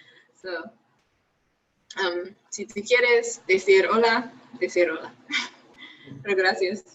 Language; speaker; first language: Spanish; non-native, learner; English